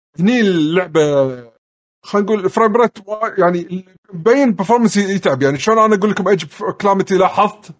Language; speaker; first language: Arabic; native; Arabic